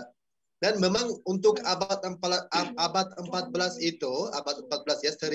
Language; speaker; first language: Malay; non-native, fluent; Uzbek